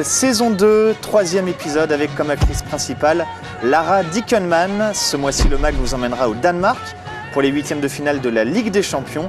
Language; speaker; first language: French; native; French